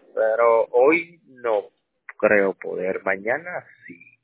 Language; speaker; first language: Spanish; native; Spanish